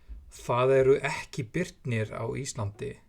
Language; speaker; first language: Icelandic; non-native, fluent; English